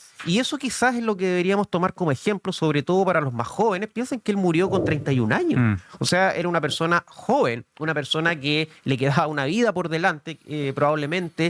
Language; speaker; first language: Spanish; native; Spanish